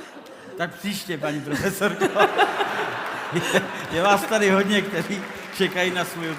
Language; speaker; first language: Czech; native; Czech